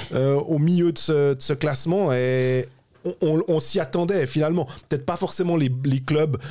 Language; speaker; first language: French; native; French